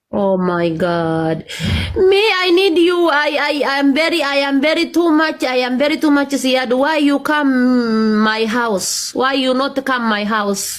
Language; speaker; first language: English; non-native, learner; Amharic